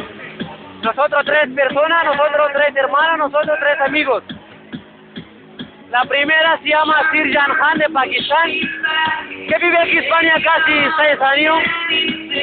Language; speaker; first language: Spanish; non-native, learner; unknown